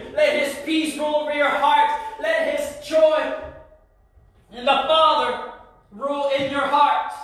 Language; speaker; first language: English; early bilingual, other home language; Spanish